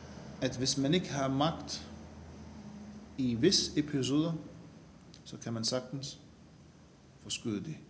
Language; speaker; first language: Danish; non-native, fluent; Arabic